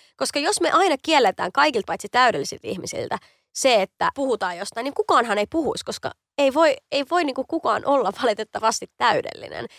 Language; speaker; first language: Finnish; native; Finnish